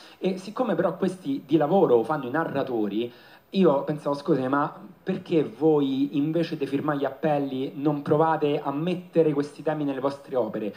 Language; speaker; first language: Italian; native; Italian